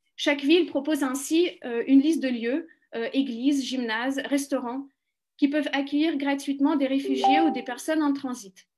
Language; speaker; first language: French; non-native, fluent; Ukrainian